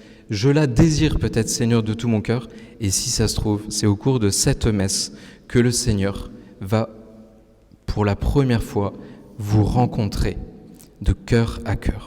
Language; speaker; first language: French; native; French